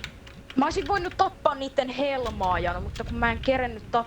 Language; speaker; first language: Finnish; native; Finnish